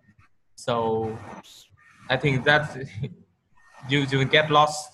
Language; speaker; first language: English; non-native, learner; Vietnamese